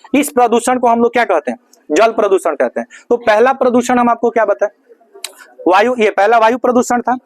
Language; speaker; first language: Hindi; native; Hindi